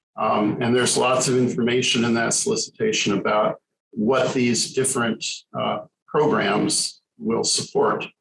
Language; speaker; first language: English; native; English